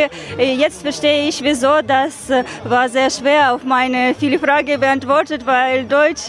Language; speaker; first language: German; non-native, learner; Ukrainian